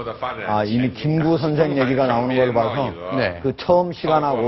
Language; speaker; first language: Korean; native; Korean